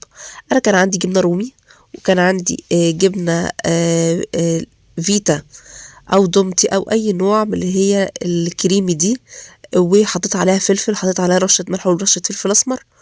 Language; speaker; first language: Arabic; native; Arabic